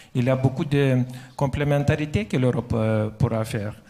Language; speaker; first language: French; non-native, fluent; Lithuanian